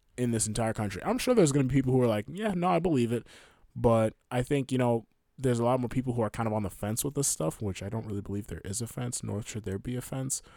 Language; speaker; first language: English; native; English